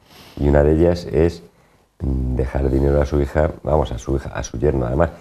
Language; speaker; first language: Spanish; native; Spanish